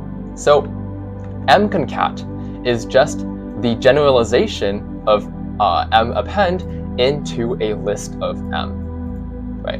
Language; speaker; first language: English; native; English